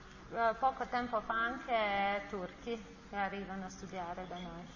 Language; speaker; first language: Italian; non-native, learner; Bosnian